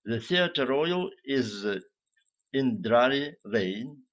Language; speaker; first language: English; non-native, fluent; Ukrainian